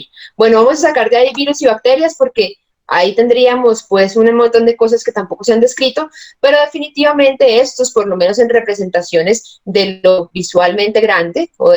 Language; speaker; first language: Spanish; native; Spanish